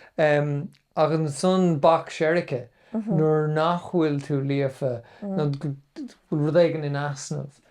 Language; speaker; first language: Irish; native; Irish